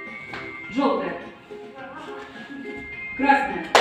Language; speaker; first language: Russian; native; Russian